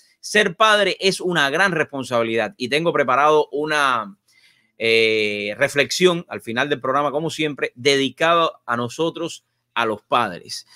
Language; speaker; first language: Spanish; native; Spanish